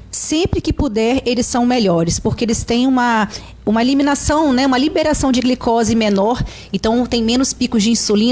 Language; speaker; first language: Portuguese; native; Portuguese